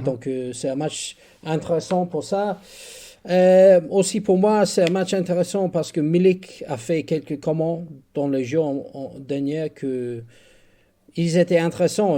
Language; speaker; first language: French; non-native, fluent; English